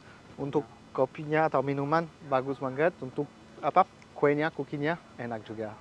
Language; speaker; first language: Indonesian; non-native, fluent; French